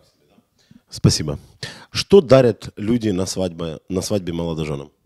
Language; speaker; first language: Russian; native; Russian